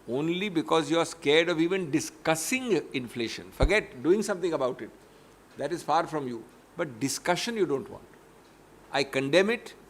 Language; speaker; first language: English; non-native, local second language; Hindi